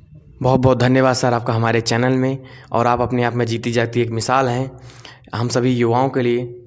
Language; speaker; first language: Hindi; native; Hindi